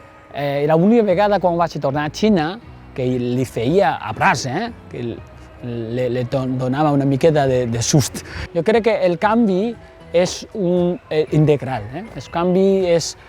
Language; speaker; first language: Catalan; non-native, fluent; Chinese